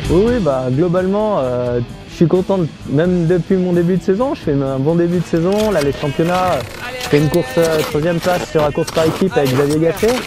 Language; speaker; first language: French; native; French